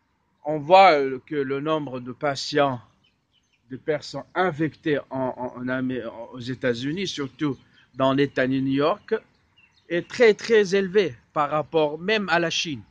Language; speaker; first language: French; non-native, fluent; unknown